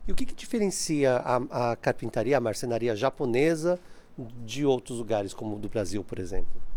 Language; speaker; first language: Portuguese; native; Portuguese